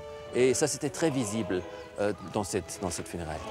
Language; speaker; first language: French; non-native, fluent; German